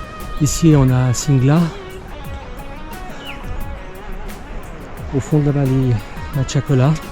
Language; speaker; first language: French; native; French